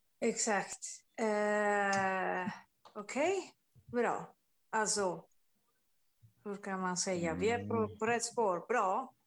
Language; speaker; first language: Swedish; non-native, learner; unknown